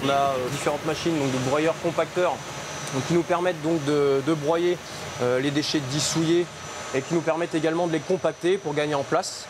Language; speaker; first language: French; native; French